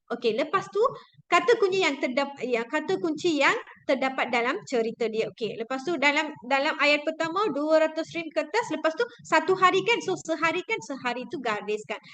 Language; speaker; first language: Malay; non-native, local second language; Tamil